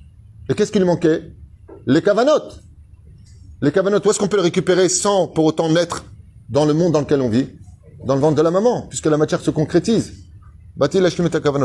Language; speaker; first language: French; native; French